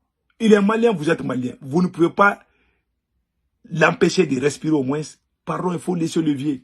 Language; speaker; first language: French; non-native, local second language; Bambara